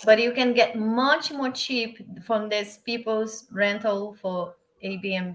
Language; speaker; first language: English; non-native, learner; Portuguese